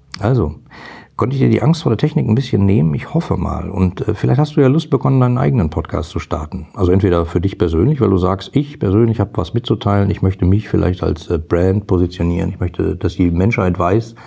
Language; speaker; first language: German; native; German